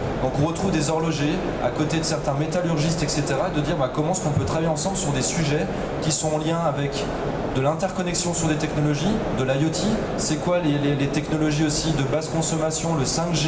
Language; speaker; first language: French; native; French